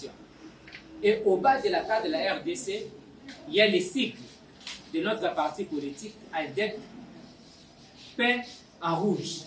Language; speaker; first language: French; non-native, local second language; Lingala